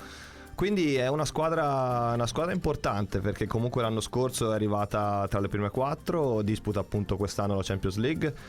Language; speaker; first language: Italian; native; Italian